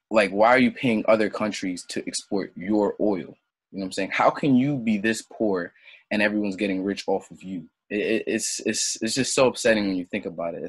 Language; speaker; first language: English; early bilingual, other home language; French